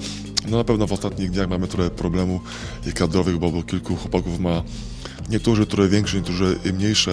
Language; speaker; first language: Polish; native; Polish